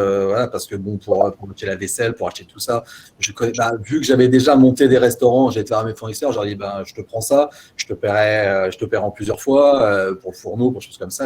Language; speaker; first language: French; native; French